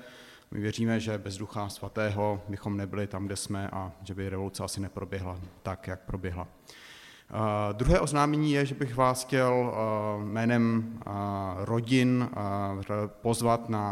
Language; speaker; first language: Czech; native; Czech